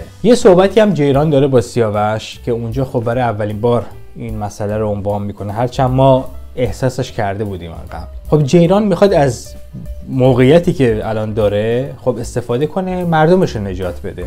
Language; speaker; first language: Persian; native; Persian